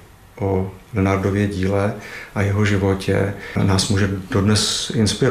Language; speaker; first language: Czech; native; Czech